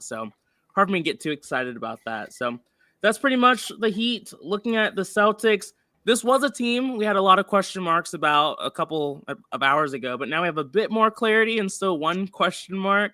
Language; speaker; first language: English; native; English